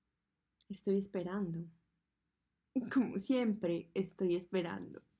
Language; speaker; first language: Spanish; non-native, fluent; French